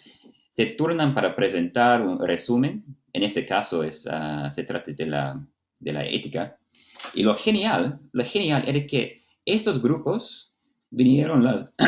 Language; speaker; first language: Spanish; non-native, fluent; Portuguese